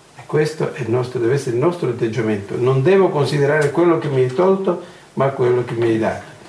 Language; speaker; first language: Italian; non-native, fluent; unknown